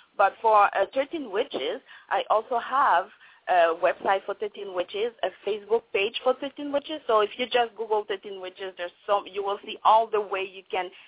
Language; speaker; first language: English; non-native, fluent; French